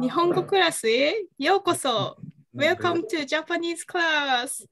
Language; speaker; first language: English; non-native, learner; Japanese